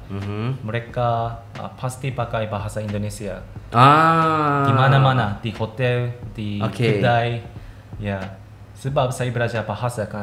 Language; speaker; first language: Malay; non-native, fluent; Japanese